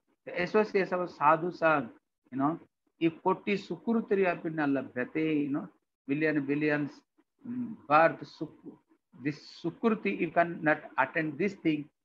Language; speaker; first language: English; non-native, local second language; Odia